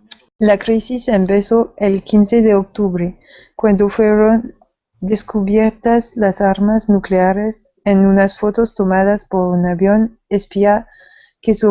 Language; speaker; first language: Spanish; non-native, learner; French